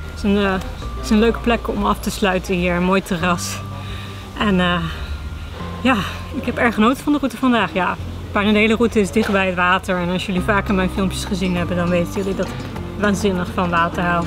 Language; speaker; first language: Dutch; native; Dutch